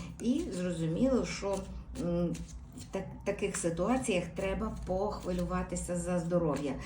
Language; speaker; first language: Ukrainian; native; Ukrainian